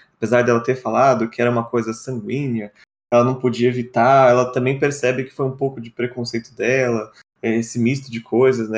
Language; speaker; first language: Portuguese; native; Portuguese